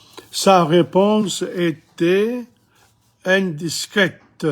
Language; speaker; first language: French; non-native, fluent; English